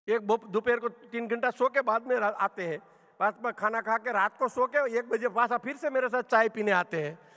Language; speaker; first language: Hindi; non-native, local second language; Gujarati